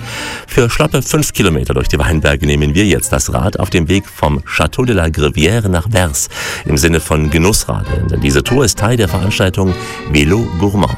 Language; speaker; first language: German; native; German